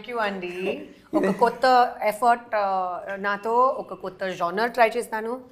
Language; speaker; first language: Telugu; non-native, learner; Hindi